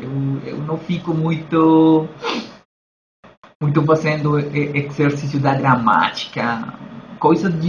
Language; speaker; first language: Portuguese; non-native, learner; Spanish